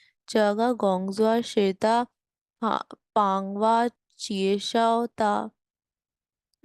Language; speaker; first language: Chinese; non-native, learner; Urdu